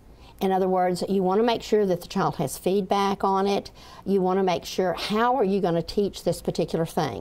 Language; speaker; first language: English; native; English